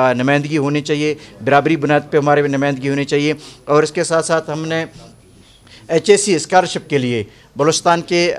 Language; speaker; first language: Urdu; non-native, local second language; Baluchi